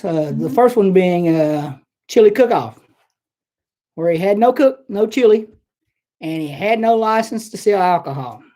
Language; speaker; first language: English; native; English